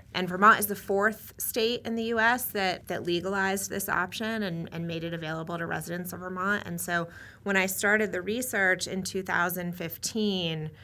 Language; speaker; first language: English; native; English